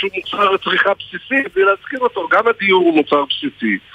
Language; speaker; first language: Hebrew; native; Hebrew